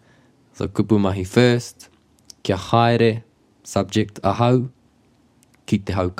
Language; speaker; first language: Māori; non-native, local second language; English